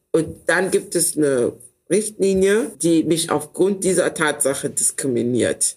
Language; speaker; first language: German; early bilingual, other home language; Ewe